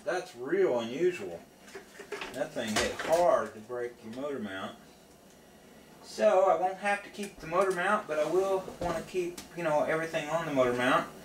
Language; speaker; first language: English; native; English